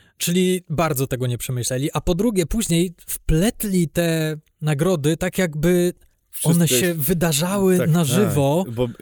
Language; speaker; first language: Polish; native; Polish